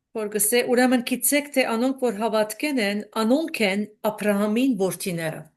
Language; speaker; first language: Armenian; native; Armenian